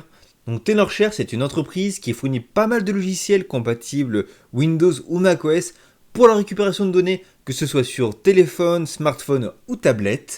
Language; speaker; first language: French; native; French